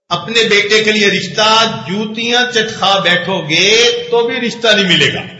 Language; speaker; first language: Urdu; non-native, local second language; Punjabi